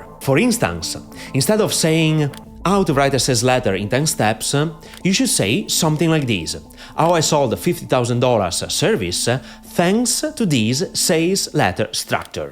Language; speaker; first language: English; non-native, fluent; Italian